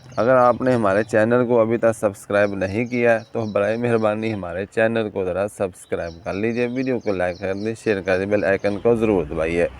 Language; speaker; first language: Urdu; non-native, local second language; Punjabi